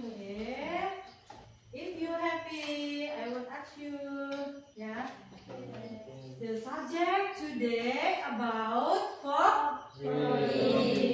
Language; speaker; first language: English; non-native, learner; Indonesian